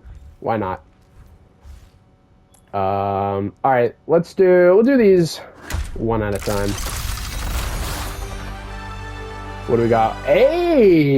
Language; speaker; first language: English; native; English